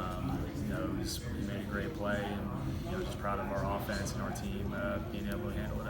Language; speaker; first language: English; native; English